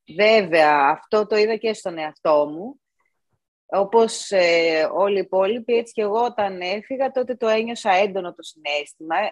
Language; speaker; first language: Greek; native; Greek